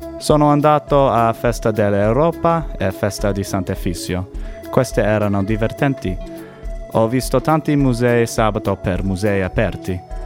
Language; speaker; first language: Italian; non-native, learner; English